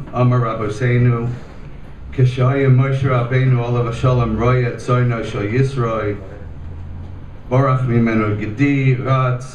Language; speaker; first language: Hebrew; non-native, fluent; English